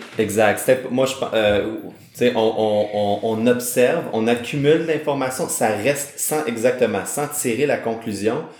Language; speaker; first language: French; native; French